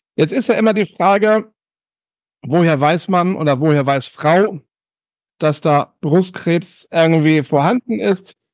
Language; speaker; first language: German; native; German